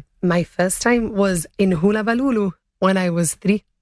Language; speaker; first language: English; early bilingual, other home language; Spanish